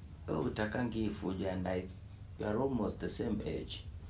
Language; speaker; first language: English; non-native, local second language; Swahili